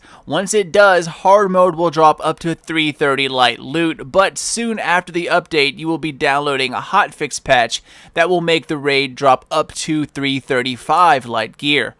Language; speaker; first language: English; native; English